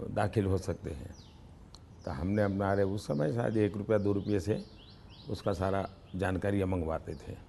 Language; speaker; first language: Hindi; non-native, local second language; Gujarati